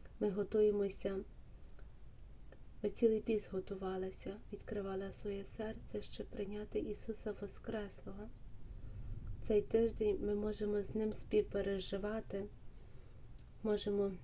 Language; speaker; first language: Ukrainian; native; Ukrainian